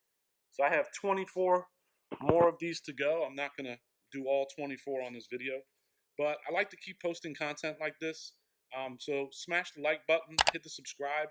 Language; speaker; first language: English; native; English